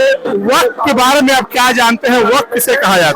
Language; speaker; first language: Hindi; native; Hindi